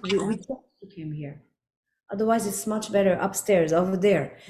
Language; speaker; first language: English; non-native, fluent; Hebrew